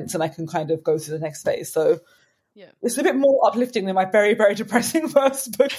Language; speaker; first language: English; native; English